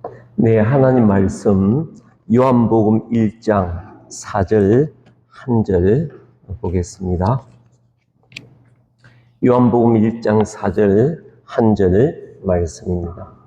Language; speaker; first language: Korean; native; Korean